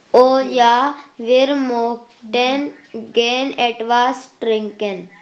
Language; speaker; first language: German; non-native, learner; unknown